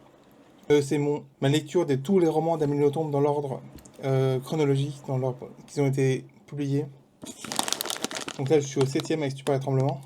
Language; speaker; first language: French; native; French